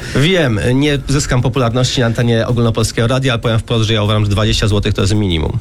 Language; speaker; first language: Polish; native; Polish